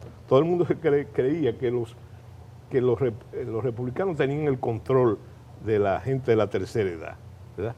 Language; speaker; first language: Spanish; native; Spanish